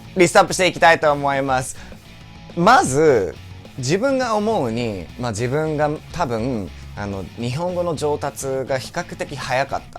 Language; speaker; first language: Japanese; non-native, fluent; English